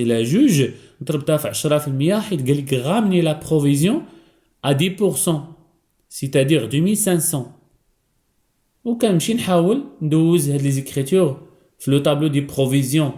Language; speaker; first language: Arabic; native; Arabic